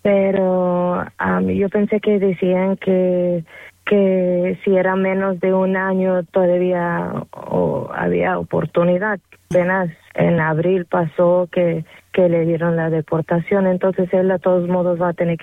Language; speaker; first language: Spanish; early bilingual, heritage; Spanish